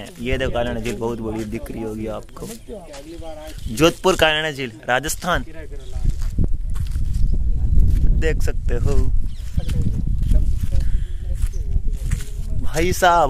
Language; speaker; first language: Hindi; native; Hindi